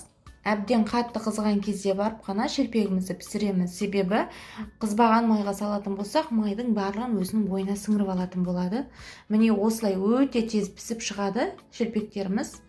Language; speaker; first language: Kazakh; native; Kazakh